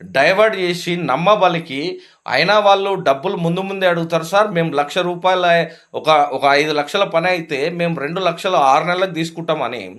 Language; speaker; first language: Telugu; native; Telugu